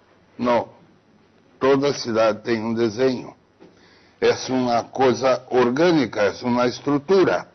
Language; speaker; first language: Spanish; non-native, fluent; Portuguese